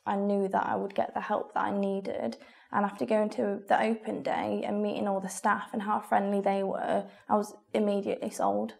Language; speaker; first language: English; native; English